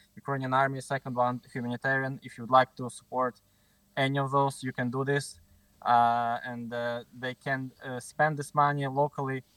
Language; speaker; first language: English; non-native, fluent; Ukrainian